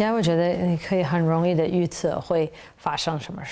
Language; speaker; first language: Chinese; non-native, fluent; English